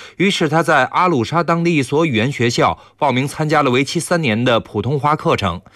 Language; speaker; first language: Chinese; native; Chinese